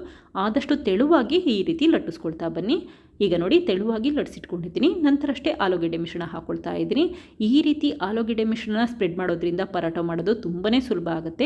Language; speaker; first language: Kannada; native; Kannada